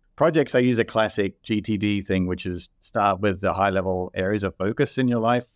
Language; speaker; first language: English; native; English